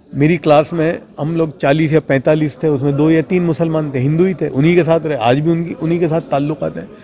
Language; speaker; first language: Hindi; non-native, local second language; Gujarati